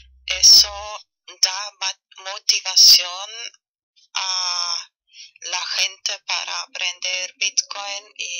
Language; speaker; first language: Spanish; non-native, fluent; German